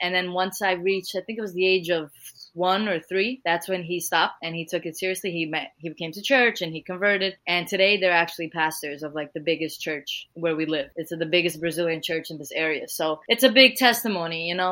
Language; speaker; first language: English; early bilingual, other home language; Portuguese